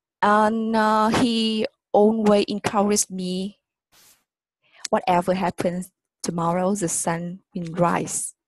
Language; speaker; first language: English; non-native, learner; Vietnamese